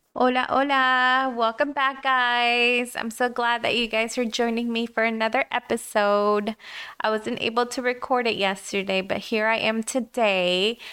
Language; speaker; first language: English; early bilingual, other home language; Spanish